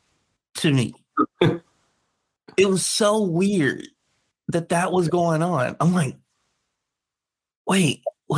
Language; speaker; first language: English; native; English